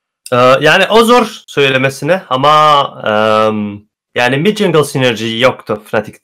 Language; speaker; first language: Turkish; early bilingual, heritage; Turkish